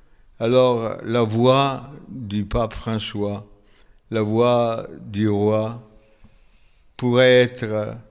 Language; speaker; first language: French; non-native, fluent; Italian